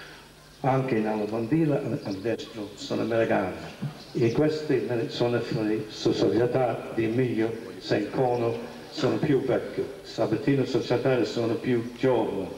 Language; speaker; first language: Italian; early bilingual, heritage; English